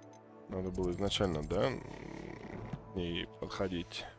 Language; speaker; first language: Russian; native; Russian